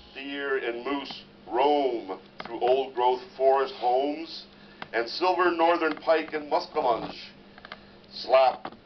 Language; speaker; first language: English; native; English